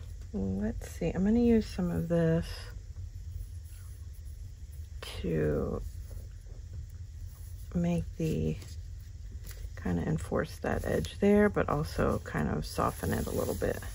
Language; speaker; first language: English; native; English